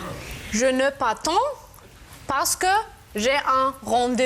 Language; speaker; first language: French; non-native, learner; German